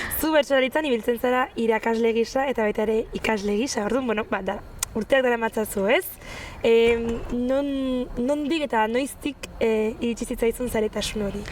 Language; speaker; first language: Basque; non-native, fluent; French